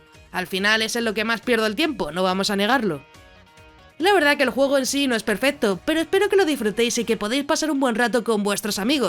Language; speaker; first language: Spanish; native; Spanish